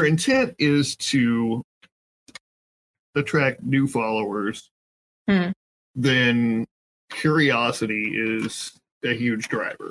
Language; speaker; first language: English; native; English